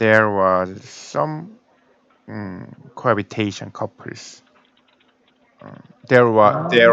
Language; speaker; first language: English; non-native, learner; Korean